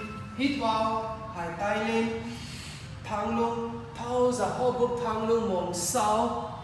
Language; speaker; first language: Vietnamese; non-native, learner; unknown